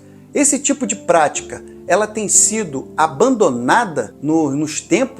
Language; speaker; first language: Portuguese; native; Portuguese